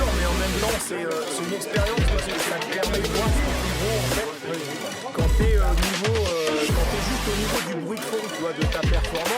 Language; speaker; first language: French; native; French